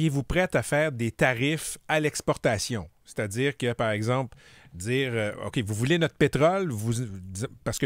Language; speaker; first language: French; native; French